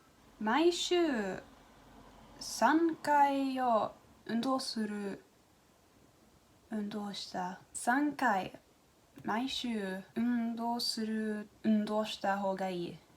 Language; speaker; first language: Japanese; non-native, learner; English